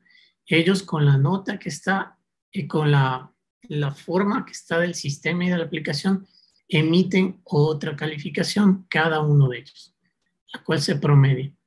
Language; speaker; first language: Spanish; native; Spanish